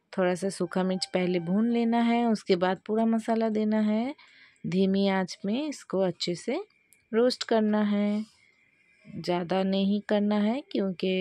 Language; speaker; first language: Hindi; non-native, local second language; Bangla